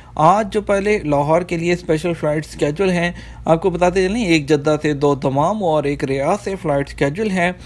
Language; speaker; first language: Urdu; native; Urdu